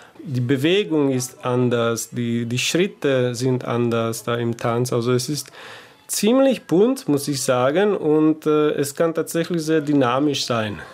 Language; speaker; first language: German; non-native, fluent; Slovak